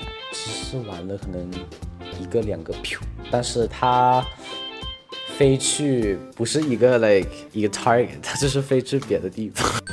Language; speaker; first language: Chinese; non-native, fluent; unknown